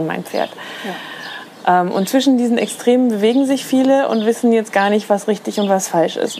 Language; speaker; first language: German; native; German